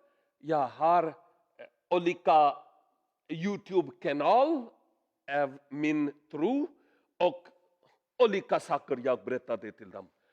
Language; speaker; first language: Swedish; non-native, learner; Urdu